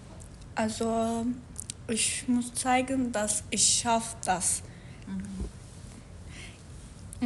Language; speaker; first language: German; non-native, learner; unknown